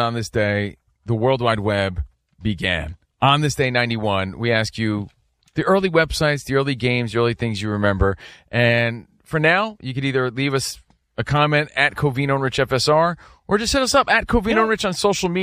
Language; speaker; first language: English; native; English